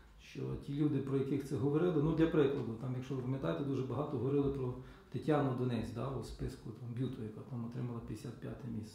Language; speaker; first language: Ukrainian; native; Ukrainian